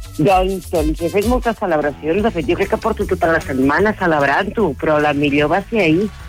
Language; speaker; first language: Catalan; native; Catalan